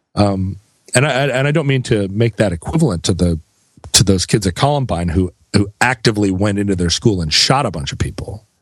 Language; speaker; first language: English; native; English